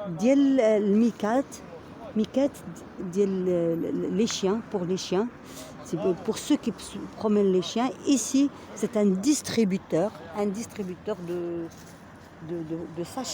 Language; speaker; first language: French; non-native, local second language; Arabic